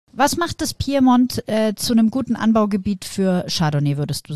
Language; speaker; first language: German; native; German